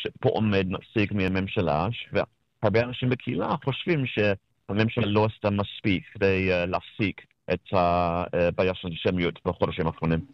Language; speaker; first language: Hebrew; non-native, fluent; English